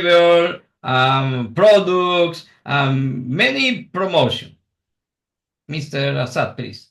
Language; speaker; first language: English; non-native, learner; Spanish